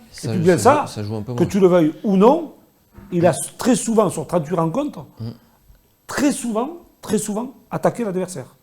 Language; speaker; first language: French; native; French